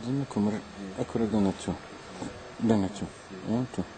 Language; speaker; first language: Norwegian; non-native, learner; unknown